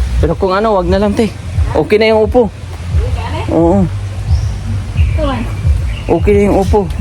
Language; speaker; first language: Filipino; native; Filipino